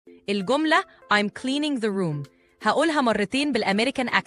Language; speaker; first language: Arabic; native; Arabic